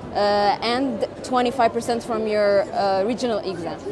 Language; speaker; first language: English; non-native, fluent; Arabic